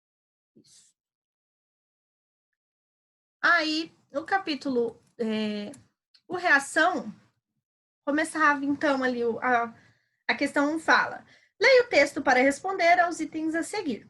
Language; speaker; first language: Portuguese; native; Portuguese